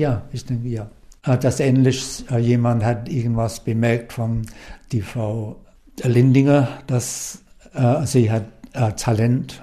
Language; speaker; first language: German; non-native, learner; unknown